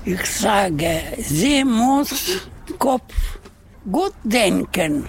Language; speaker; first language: German; non-native, learner; Russian